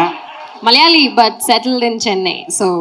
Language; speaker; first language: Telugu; non-native, learner; Malayalam